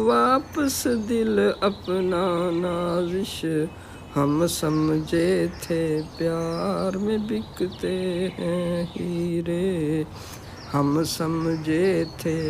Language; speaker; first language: Urdu; native; Urdu